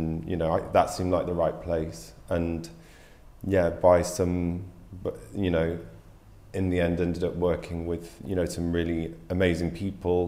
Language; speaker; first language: English; native; English